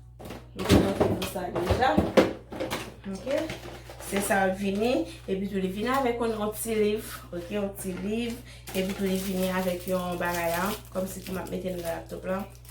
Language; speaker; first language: French; non-native, learner; Haitian Creole